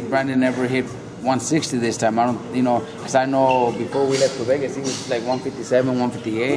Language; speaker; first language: English; native; English